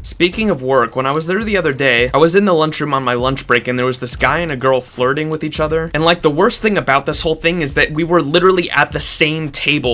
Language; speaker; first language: English; native; English